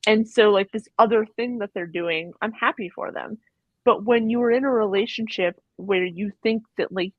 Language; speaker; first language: English; native; English